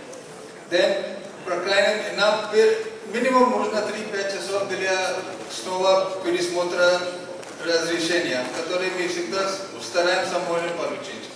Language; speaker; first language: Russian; non-native, learner; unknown